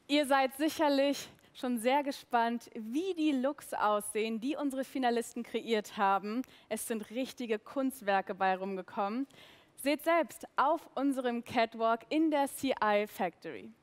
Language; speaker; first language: German; native; German